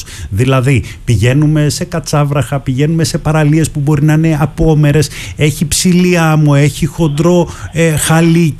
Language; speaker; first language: Greek; native; Greek